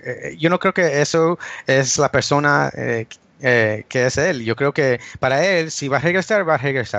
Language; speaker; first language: Spanish; early bilingual, heritage; English